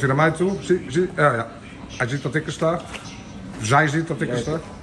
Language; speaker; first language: Dutch; native; Dutch